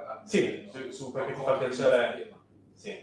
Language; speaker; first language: Italian; native; Italian